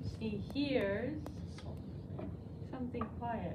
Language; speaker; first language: English; native; English